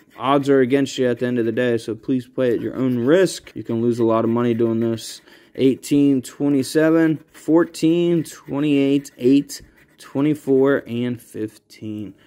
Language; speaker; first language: English; native; English